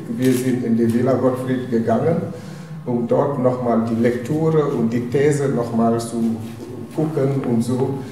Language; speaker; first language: German; non-native, fluent; Wolof